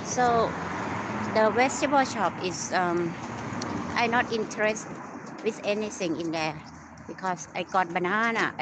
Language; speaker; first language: English; non-native, learner; Thai